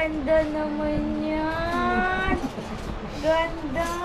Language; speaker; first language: Filipino; native; Filipino